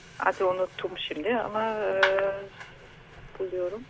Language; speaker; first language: Turkish; non-native, learner; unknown